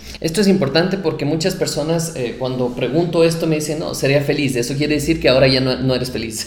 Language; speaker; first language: Spanish; native; Spanish